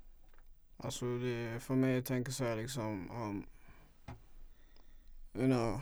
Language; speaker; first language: Swedish; non-native, fluent; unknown